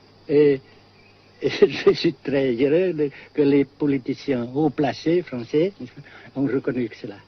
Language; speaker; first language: French; non-native, fluent; Vietnamese